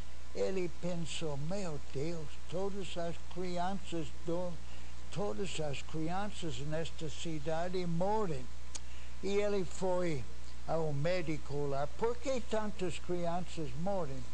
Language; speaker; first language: Portuguese; non-native, fluent; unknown